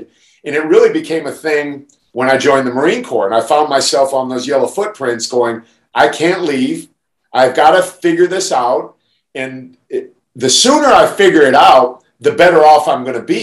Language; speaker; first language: English; native; English